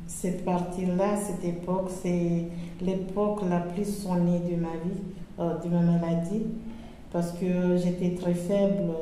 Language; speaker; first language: French; non-native, local second language; Comorian